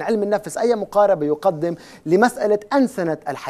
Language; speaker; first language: Arabic; native; Arabic